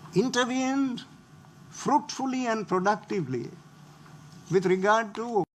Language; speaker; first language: English; non-native, local second language; Sinhala